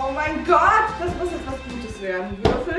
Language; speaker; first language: German; native; German